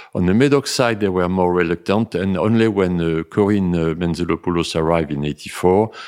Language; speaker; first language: English; non-native, fluent; French